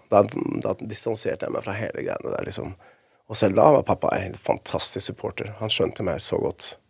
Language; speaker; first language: Norwegian; early bilingual, other home language; Spanish